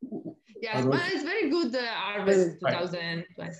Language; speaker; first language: English; non-native, learner; Italian